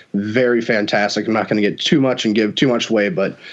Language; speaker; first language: English; native; English